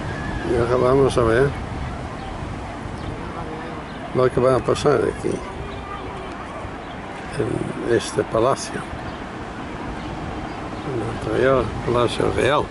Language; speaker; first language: Spanish; non-native, fluent; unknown